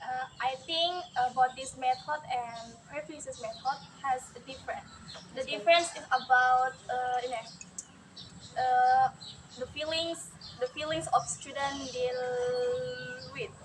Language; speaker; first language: English; non-native, learner; Indonesian